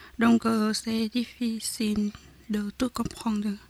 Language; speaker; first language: French; non-native, learner; Vietnamese